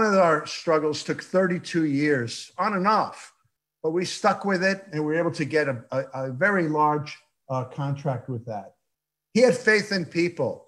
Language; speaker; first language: English; early bilingual, other home language; Yiddish